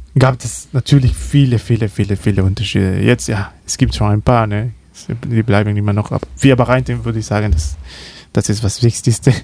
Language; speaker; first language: German; non-native, learner; Spanish